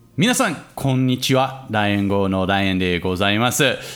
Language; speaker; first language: Japanese; non-native, fluent; English